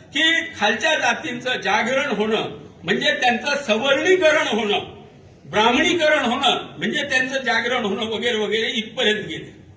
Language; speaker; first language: Marathi; non-native, local second language; Urdu